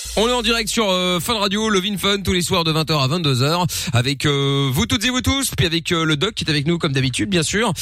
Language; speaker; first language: French; early bilingual, other home language; Portuguese